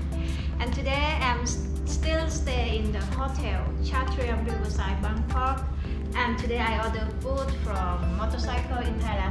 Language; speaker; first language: English; non-native, learner; Thai